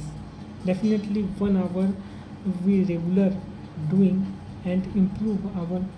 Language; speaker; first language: English; non-native, learner; Hindi